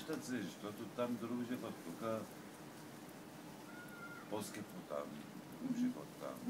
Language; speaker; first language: Bulgarian; non-native, learner; Arabic